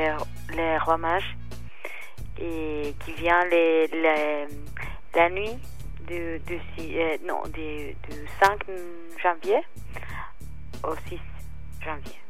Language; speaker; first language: French; non-native, learner; Spanish